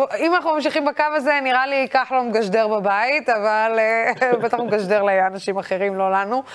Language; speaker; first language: Hebrew; non-native, local second language; Arabic